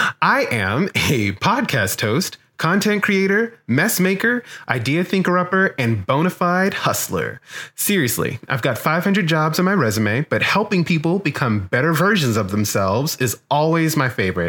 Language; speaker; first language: English; native; English